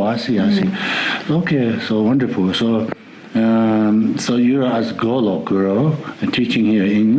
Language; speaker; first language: English; non-native, learner; Tibetan